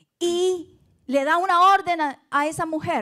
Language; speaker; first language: Spanish; native; Spanish